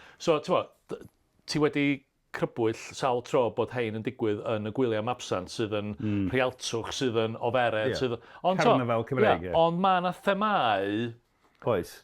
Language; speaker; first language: Welsh; native; Welsh